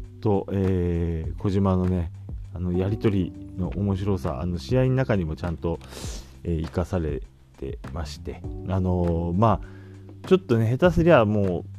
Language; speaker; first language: Japanese; native; Japanese